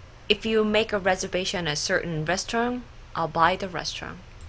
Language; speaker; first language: English; non-native, fluent; Korean